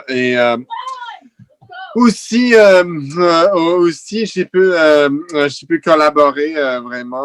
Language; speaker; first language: French; non-native, fluent; English